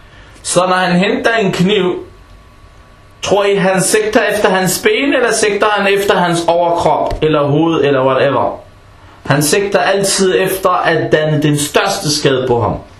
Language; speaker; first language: Danish; non-native, fluent; Arabic